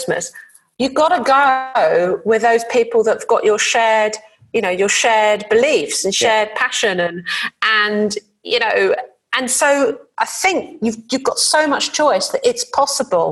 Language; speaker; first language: English; native; English